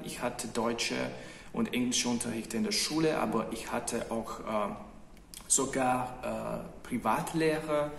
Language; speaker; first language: German; non-native, fluent; Hungarian